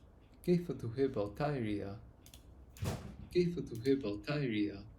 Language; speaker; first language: Arabic; non-native, learner; English